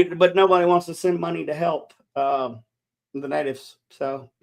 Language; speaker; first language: English; native; English